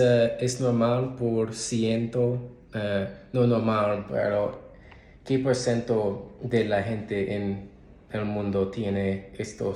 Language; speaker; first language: Spanish; non-native, learner; English